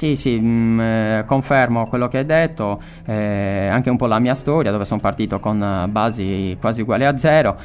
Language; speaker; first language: Italian; native; Italian